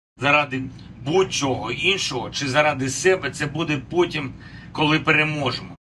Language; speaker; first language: Ukrainian; non-native, local second language; Russian